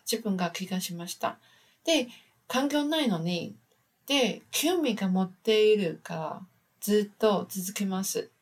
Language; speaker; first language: Japanese; non-native, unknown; Chinese